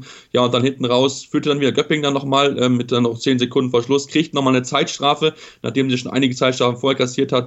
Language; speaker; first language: German; native; German